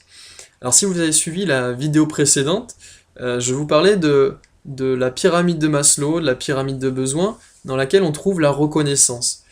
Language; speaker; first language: French; native; French